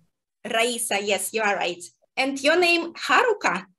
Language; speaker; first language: English; non-native, fluent; Russian